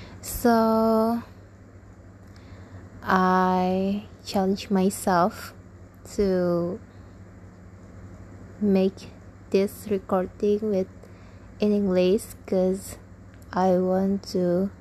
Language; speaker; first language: English; non-native, learner; Indonesian